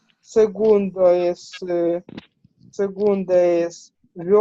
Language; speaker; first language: Spanish; non-native, learner; Ukrainian